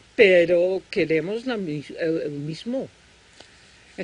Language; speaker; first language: Spanish; non-native, fluent; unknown